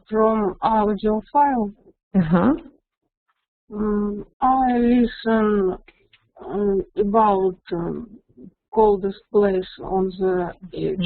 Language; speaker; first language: English; non-native, learner; Russian